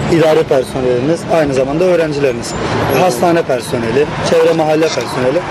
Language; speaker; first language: Turkish; native; Turkish